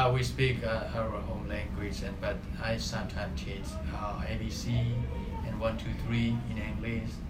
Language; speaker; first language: English; non-native, learner; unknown